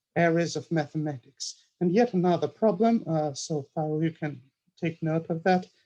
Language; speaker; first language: English; non-native, fluent; Russian